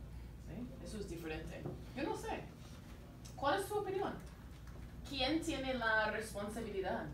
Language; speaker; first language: Spanish; non-native, fluent; English